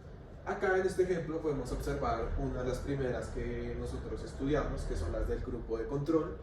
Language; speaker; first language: Spanish; native; Spanish